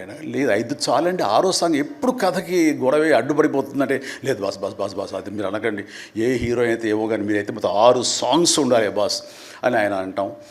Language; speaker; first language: Telugu; native; Telugu